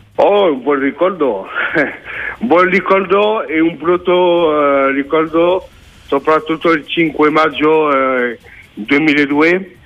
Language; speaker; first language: Italian; non-native, learner; French